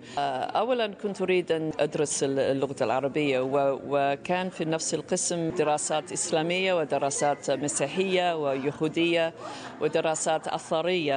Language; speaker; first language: Arabic; non-native, fluent; English